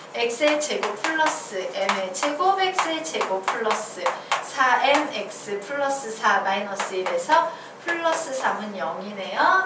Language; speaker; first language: Korean; native; Korean